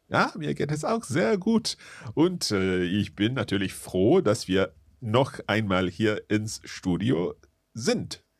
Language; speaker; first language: German; non-native, fluent; English